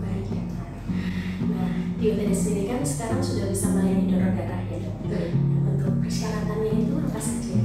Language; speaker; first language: Indonesian; native; Indonesian